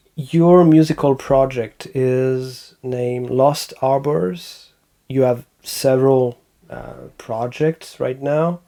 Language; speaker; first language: English; non-native, fluent; French